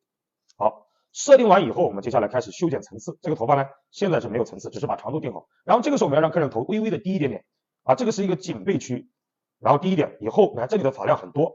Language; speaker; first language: Chinese; native; Chinese